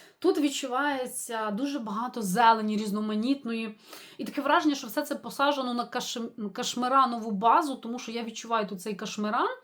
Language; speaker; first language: Ukrainian; non-native, local second language; Russian